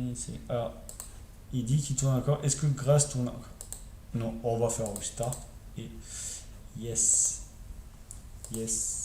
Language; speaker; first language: French; native; French